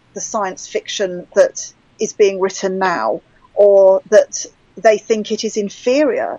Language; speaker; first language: English; native; English